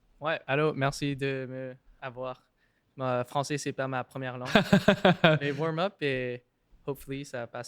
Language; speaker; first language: French; non-native, local second language; English